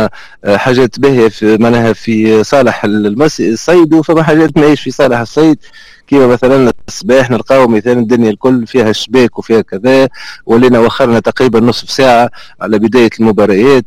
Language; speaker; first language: Arabic; native; Arabic